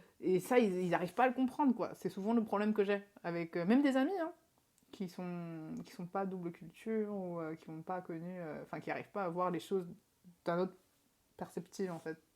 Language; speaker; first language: French; early bilingual, other home language; Japanese